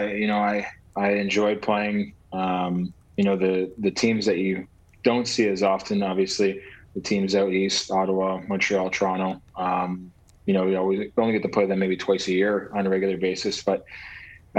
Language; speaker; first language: English; native; English